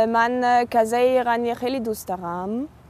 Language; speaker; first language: Persian; non-native, learner; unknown